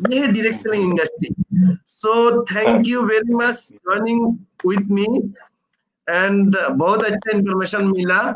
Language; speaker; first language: Hindi; non-native, fluent; Bangla